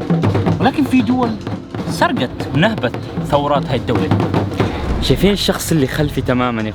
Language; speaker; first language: Arabic; native; Arabic